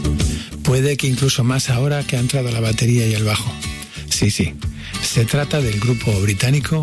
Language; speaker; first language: Spanish; native; Spanish